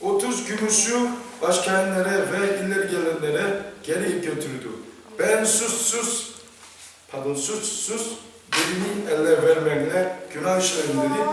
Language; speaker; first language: Turkish; non-native, fluent; Korean